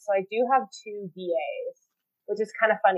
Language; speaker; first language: English; native; English